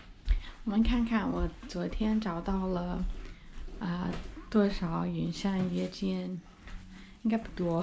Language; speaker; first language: Chinese; non-native, fluent; English